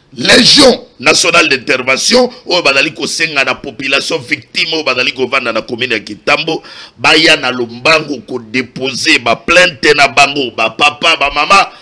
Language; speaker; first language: Lingala; native; Lingala